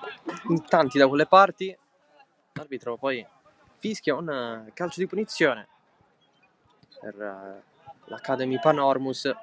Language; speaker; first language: Italian; native; Italian